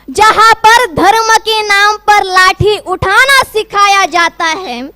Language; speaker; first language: Hindi; non-native, local second language; Marathi